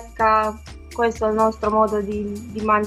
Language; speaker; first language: Italian; non-native, fluent; Romanian